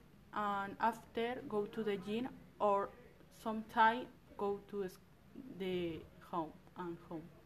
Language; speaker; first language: English; non-native, learner; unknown